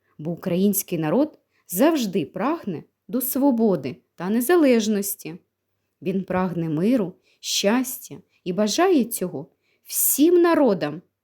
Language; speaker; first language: Ukrainian; native; Ukrainian